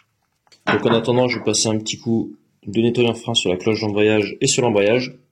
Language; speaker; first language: French; native; French